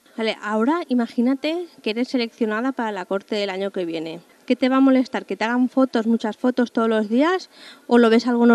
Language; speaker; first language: Spanish; native; Spanish